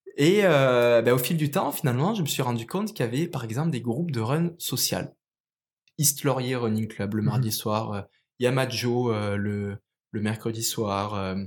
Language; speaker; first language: French; native; French